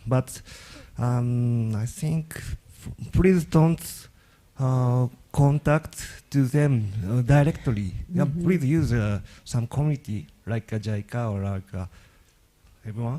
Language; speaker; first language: English; non-native, learner; Japanese